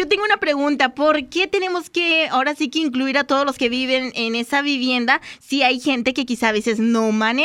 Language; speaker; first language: Spanish; native; Spanish